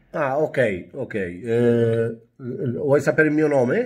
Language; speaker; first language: Italian; non-native, fluent; Arabic